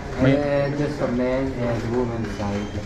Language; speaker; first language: English; non-native, local second language; Filipino